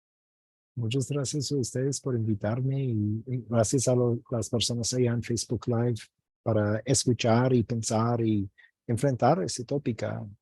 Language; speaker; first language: Spanish; non-native, fluent; English